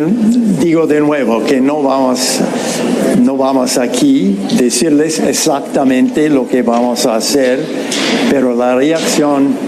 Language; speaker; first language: Spanish; non-native, fluent; English